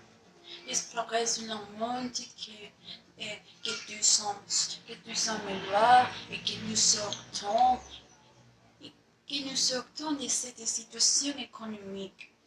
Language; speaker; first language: French; non-native, learner; Spanish